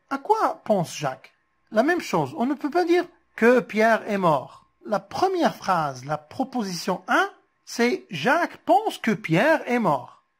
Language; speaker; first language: French; non-native, local second language; Arabic